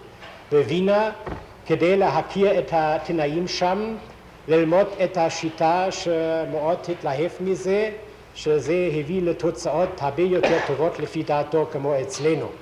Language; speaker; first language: Hebrew; non-native, fluent; German